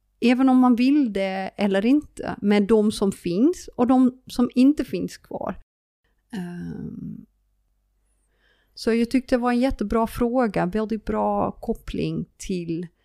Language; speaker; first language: Swedish; non-native, fluent; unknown